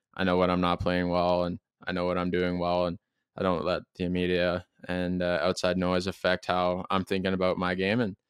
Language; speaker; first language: English; native; English